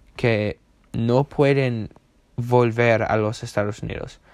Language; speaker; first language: Spanish; non-native, learner; English